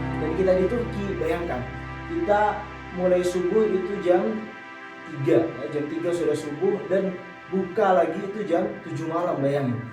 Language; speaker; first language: Indonesian; native; Indonesian